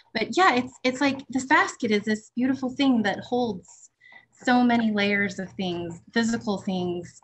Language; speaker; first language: English; native; English